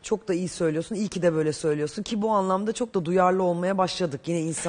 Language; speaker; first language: Turkish; native; Turkish